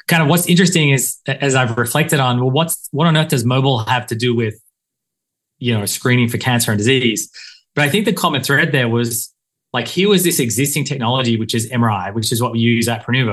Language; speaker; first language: English; native; English